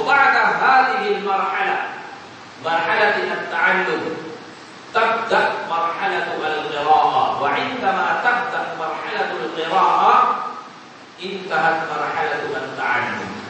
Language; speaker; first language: Arabic; non-native, fluent; Urdu